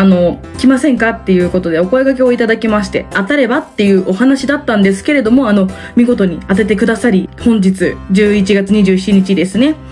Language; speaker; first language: Japanese; native; Japanese